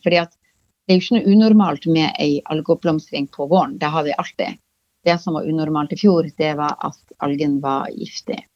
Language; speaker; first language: Norwegian; native; Norwegian